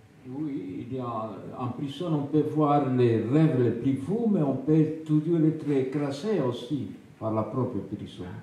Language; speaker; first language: French; non-native, fluent; Spanish